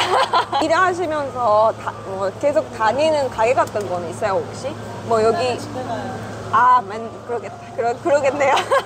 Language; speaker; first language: Korean; non-native, fluent; Japanese